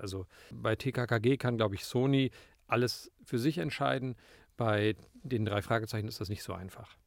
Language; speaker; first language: German; native; German